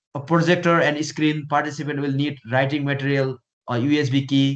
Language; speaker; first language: English; non-native, local second language; Nepali